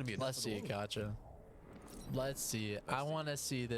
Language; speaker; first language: English; native; English